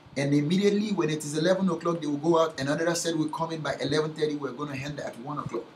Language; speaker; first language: English; non-native, local second language; Yoruba